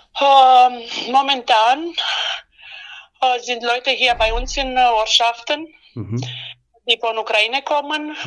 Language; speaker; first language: German; non-native, learner; Romanian